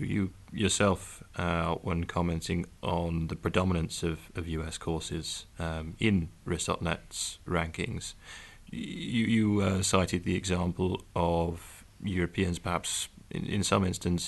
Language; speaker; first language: English; native; English